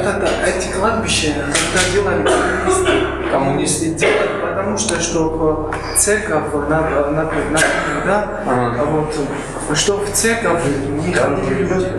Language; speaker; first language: Russian; non-native, fluent; Georgian